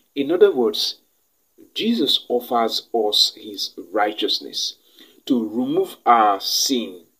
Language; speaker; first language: English; non-native, local second language; Yoruba